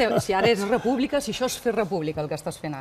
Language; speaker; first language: Catalan; native; Catalan